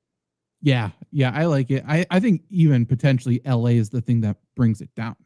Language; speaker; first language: English; native; English